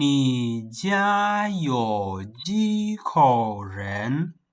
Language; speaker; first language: Chinese; non-native, fluent; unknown